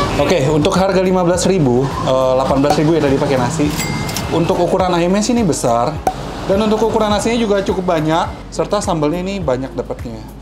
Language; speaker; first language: Indonesian; native; Indonesian